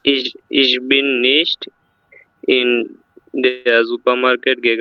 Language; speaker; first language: German; non-native, learner; Bangla